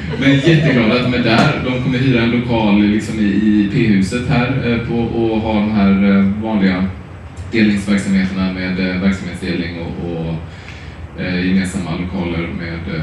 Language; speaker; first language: Swedish; native; Swedish